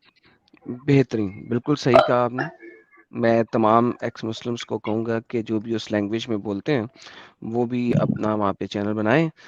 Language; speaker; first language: Hindi; native; Hindi